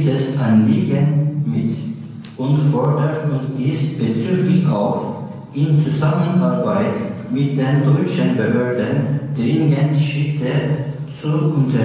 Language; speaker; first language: German; non-native, learner; Turkish